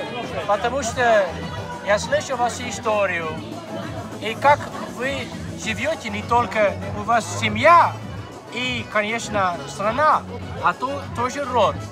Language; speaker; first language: Russian; non-native, learner; Dutch